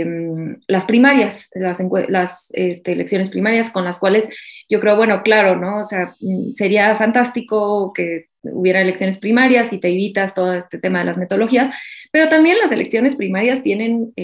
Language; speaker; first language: Spanish; native; Spanish